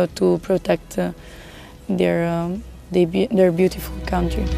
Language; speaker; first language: English; non-native, fluent; Italian